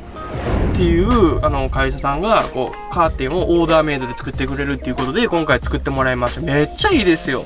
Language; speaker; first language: Japanese; native; Japanese